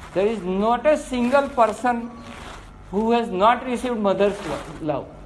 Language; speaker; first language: English; non-native, local second language; Gujarati